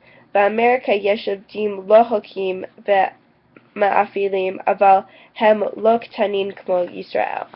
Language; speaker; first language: Hebrew; non-native, learner; English